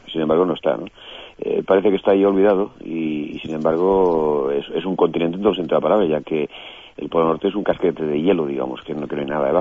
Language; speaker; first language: Spanish; native; Spanish